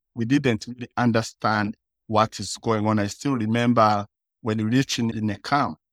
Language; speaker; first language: English; early bilingual, other home language; Kinyarwanda